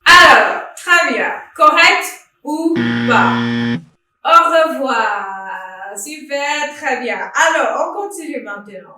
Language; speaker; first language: French; non-native, fluent; English